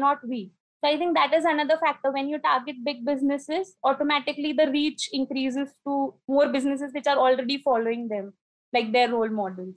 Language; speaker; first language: English; non-native, local second language; Marathi